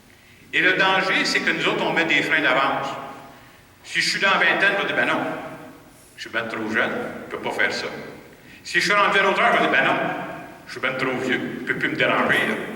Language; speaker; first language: French; native; French